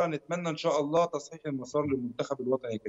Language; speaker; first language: Arabic; native; Arabic